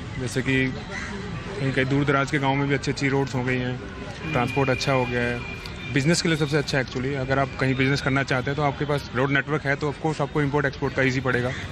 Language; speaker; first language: Hindi; native; Hindi